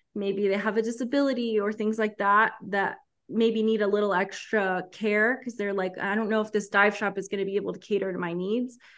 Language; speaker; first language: English; early bilingual, heritage; Spanish